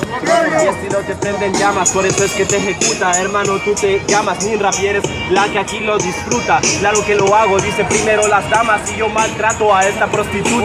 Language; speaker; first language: Spanish; native; Spanish